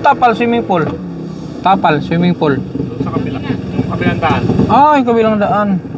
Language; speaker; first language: Filipino; native; Filipino